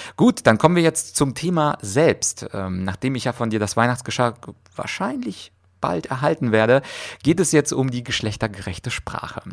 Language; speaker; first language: German; early bilingual, other home language; Russian